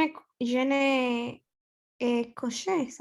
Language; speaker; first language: French; non-native, learner; Spanish